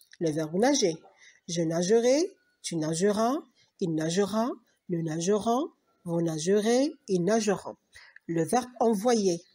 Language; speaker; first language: French; non-native, local second language; Arabic